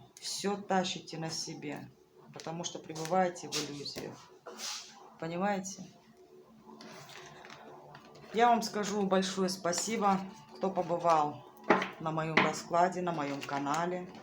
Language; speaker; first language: Russian; native; Russian